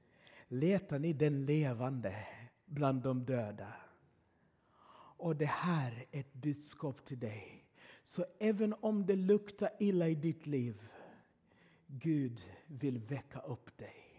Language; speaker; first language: Swedish; non-native, fluent; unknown